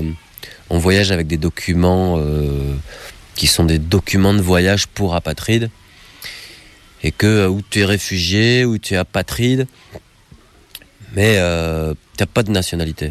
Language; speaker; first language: French; native; French